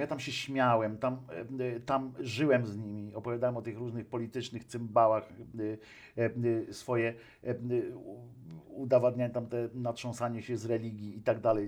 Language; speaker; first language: Polish; native; Polish